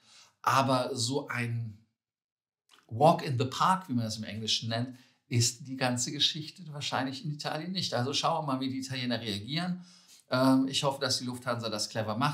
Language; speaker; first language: German; native; German